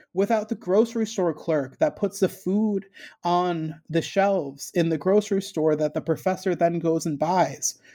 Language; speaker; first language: English; early bilingual, other home language; Spanish